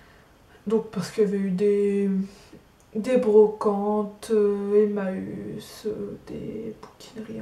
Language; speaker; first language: French; native; French